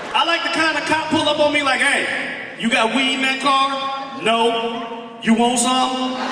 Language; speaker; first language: English; native; English